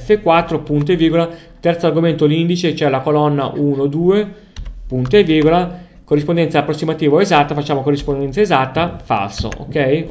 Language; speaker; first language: Italian; native; Italian